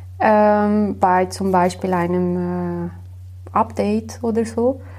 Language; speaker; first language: German; non-native, fluent; Slovenian